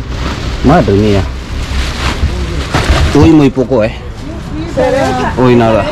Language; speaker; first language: Spanish; non-native, learner; Filipino